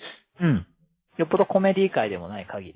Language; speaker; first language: Japanese; native; Japanese